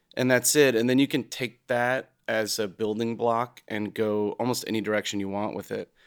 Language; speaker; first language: English; native; English